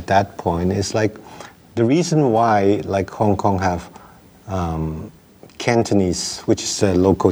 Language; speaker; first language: English; non-native, local second language; Wu Chinese